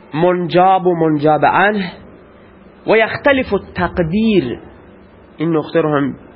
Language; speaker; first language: Persian; non-native, local second language; Baluchi